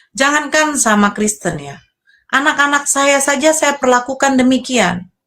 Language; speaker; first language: Indonesian; native; Indonesian